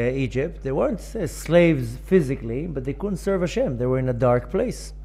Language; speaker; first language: English; non-native, fluent; Hebrew